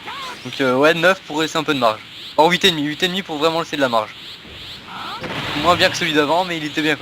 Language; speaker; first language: French; native; French